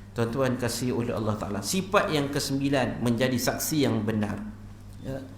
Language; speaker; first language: Malay; native; Malay